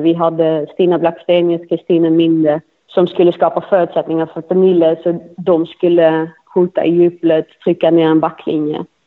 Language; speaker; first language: Swedish; non-native, fluent; Dutch